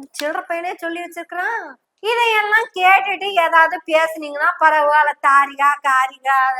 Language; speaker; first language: Tamil; native; Tamil